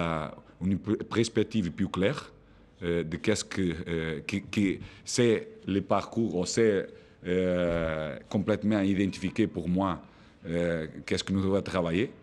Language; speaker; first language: French; non-native, fluent; Portuguese